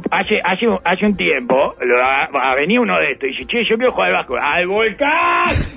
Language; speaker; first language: Spanish; native; Spanish